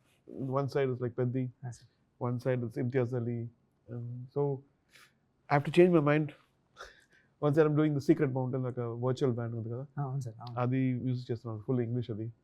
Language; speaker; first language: Telugu; non-native, learner; Tamil